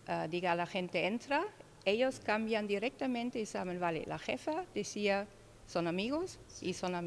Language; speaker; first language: Spanish; non-native, learner; German